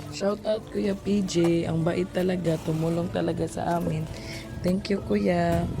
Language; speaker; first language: Filipino; non-native, local second language; Cebuano